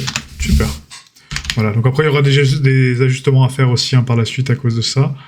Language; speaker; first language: French; native; French